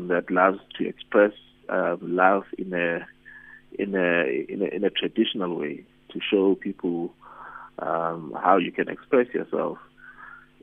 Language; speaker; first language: English; non-native, local second language; Zulu